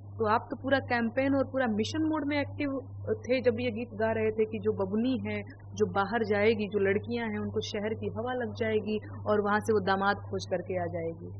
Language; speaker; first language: Hindi; non-native, local second language; Bhojpuri